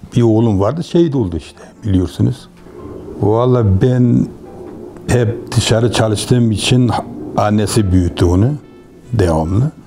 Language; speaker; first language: Turkish; native; Turkish